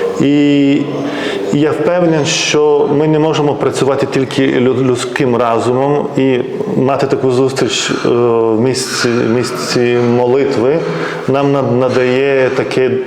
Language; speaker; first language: Ukrainian; non-native, fluent; Lithuanian